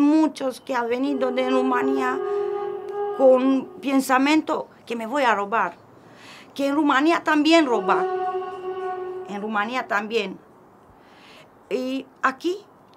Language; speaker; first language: Spanish; non-native, learner; Romanian